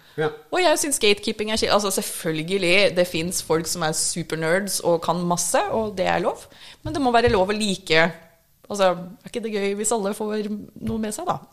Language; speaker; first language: Norwegian; early bilingual, other home language; English